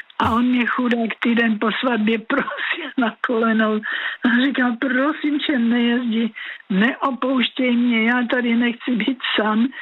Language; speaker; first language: Czech; native; Czech